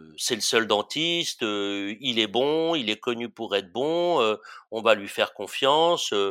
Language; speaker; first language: French; early bilingual, other home language; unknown